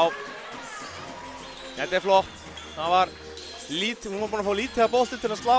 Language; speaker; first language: Icelandic; native; Icelandic